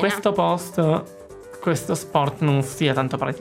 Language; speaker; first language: Italian; native; Italian